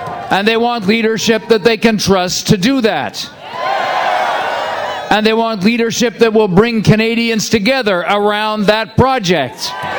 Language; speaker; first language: English; native; English